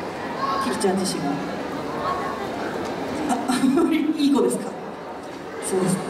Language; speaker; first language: Japanese; native; Japanese